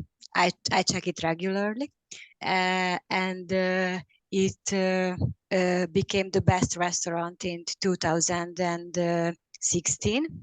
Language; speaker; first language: English; non-native, learner; Hungarian